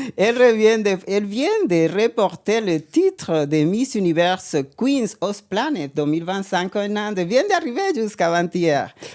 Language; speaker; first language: French; non-native, fluent; Spanish